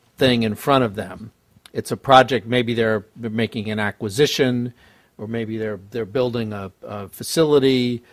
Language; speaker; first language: English; native; English